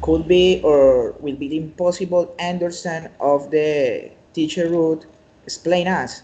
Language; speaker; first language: English; non-native, learner; Spanish